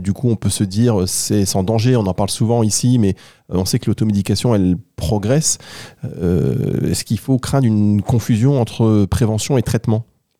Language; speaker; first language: French; native; French